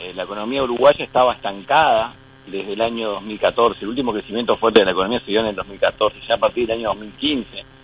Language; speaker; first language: Spanish; native; Spanish